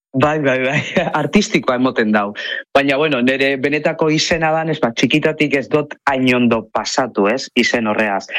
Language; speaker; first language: Basque; non-native, local second language; Spanish